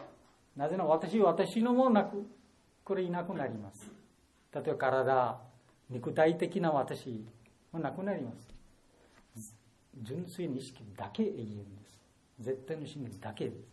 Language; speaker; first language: Japanese; non-native, learner; Bangla